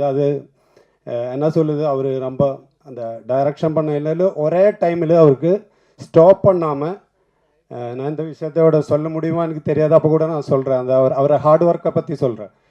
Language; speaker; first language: Tamil; non-native, learner; Malayalam